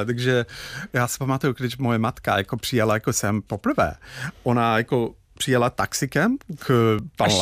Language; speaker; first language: Czech; non-native, fluent; English